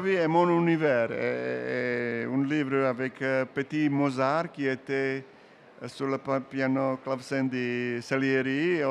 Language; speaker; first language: French; non-native, learner; Serbian